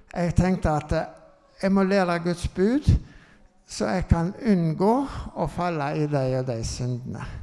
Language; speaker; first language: Norwegian; native; Norwegian